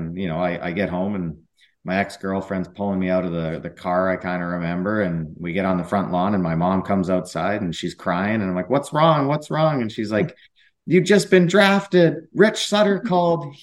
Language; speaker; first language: English; native; English